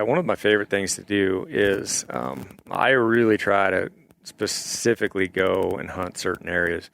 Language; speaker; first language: English; native; English